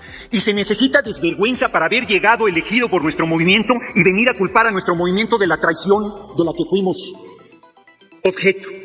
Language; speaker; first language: Spanish; native; Spanish